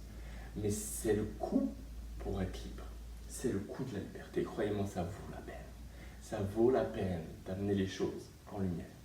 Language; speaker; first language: French; native; French